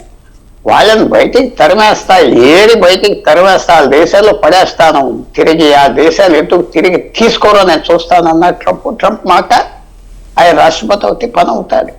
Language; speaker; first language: Telugu; native; Telugu